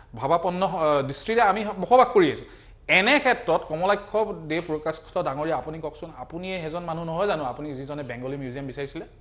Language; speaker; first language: Assamese; native; Assamese